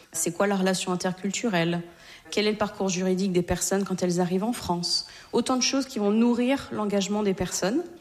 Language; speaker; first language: French; native; French